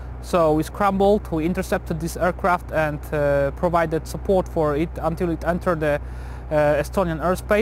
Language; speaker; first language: English; non-native, fluent; Polish